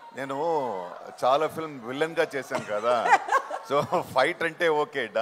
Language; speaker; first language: Telugu; non-native, local second language; Tamil